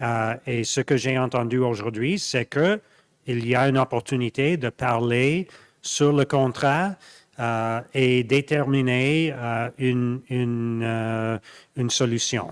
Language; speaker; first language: French; non-native, local second language; English